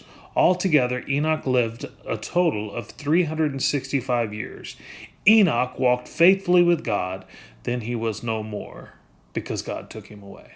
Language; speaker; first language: English; native; English